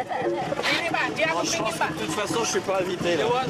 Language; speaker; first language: French; native; French